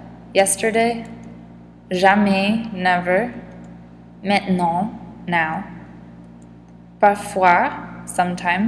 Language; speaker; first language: French; non-native, learner; English